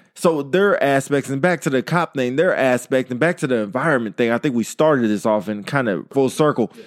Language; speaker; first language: English; native; English